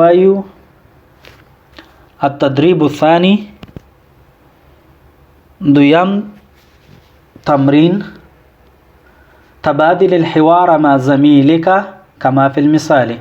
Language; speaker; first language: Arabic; non-native, fluent; Pashto